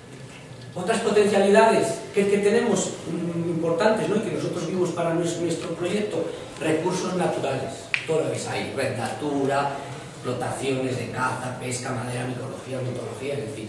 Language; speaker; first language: Spanish; native; Spanish